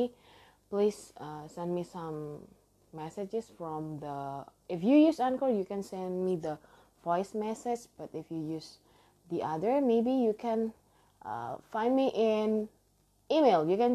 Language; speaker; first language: English; non-native, learner; Indonesian